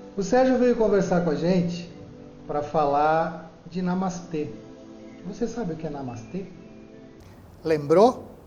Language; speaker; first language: Portuguese; native; Portuguese